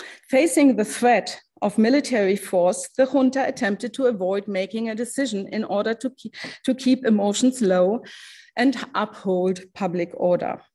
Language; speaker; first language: English; non-native, fluent; German